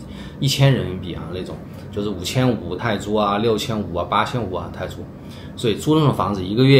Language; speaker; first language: Chinese; native; Chinese